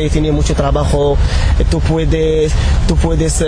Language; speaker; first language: Spanish; non-native, learner; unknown